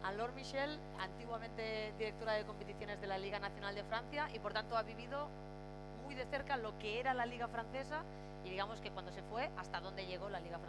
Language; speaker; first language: Spanish; native; Spanish